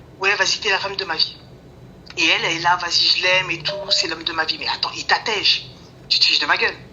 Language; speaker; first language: French; early bilingual, other home language; Lingala